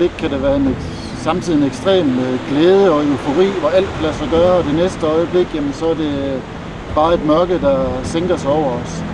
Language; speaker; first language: Danish; native; Danish